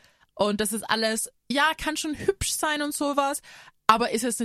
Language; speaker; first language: German; native; German